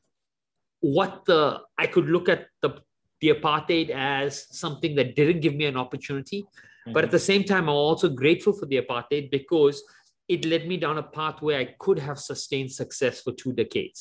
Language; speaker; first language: English; native; English